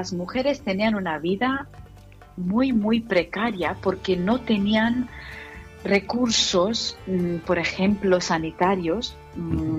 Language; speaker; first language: Spanish; non-native, fluent; Telugu